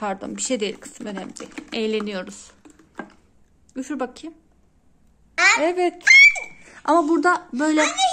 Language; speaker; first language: Turkish; native; Turkish